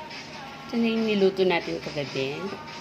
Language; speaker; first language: Filipino; native; Filipino